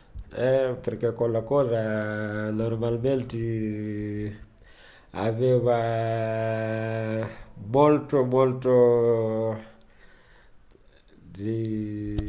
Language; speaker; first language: Italian; non-native, learner; Wolof